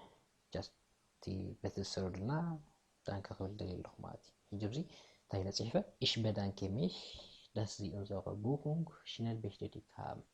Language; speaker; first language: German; non-native, fluent; Tigrinya